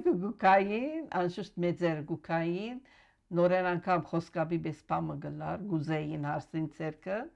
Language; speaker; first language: Armenian; non-native, local second language; Arabic